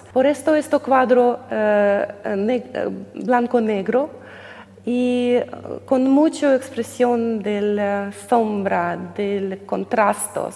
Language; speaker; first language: Spanish; non-native, learner; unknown